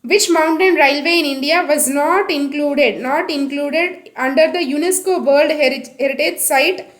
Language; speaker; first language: English; non-native, local second language; Telugu